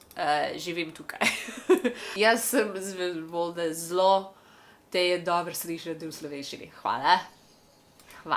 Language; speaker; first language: Slovenian; non-native, learner; English